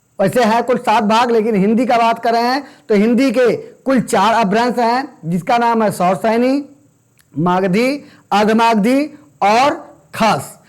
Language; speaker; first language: Hindi; native; Hindi